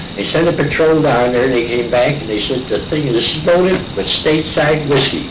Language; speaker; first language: English; native; English